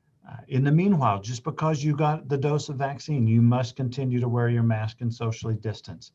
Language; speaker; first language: English; native; English